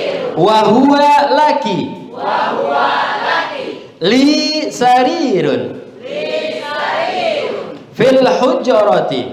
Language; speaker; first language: Arabic; non-native, fluent; Indonesian